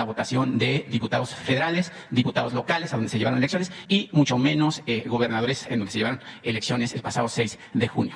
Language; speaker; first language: Spanish; native; Spanish